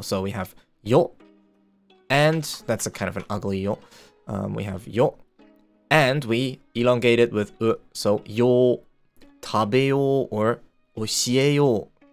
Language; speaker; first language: English; non-native, fluent; Swiss German